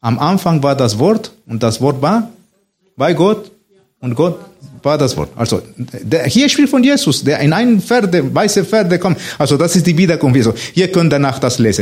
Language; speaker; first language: German; non-native, fluent; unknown